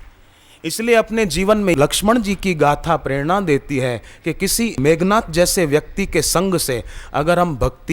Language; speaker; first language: Hindi; native; Hindi